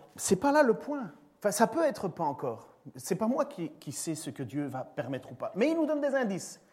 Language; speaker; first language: French; native; French